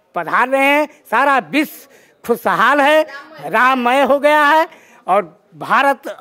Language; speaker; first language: Hindi; native; Hindi